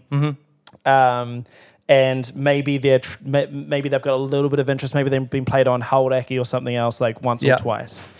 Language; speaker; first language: English; native; English